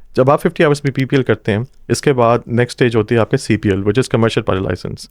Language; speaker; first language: Urdu; non-native, local second language; Punjabi